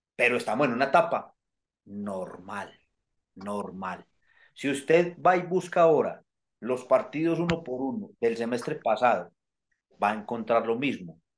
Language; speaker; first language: Spanish; native; Spanish